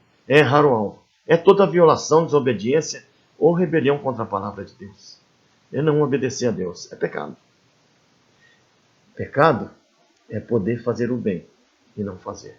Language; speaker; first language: Portuguese; native; Portuguese